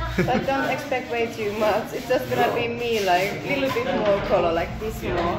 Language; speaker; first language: English; non-native, learner; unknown